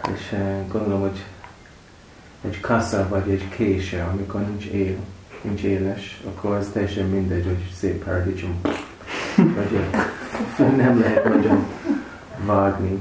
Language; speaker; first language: Hungarian; non-native, learner; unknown